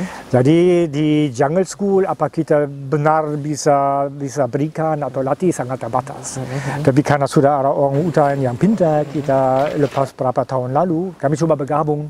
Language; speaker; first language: Indonesian; non-native, fluent; German